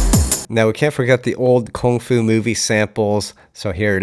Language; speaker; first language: English; native; English